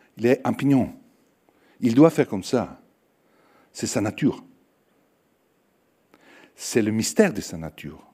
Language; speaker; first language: French; non-native, fluent; Italian